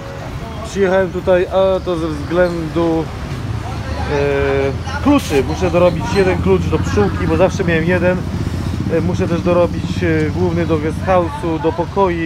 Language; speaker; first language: Polish; native; Polish